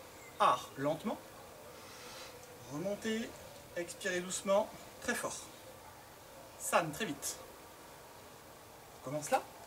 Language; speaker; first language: French; native; French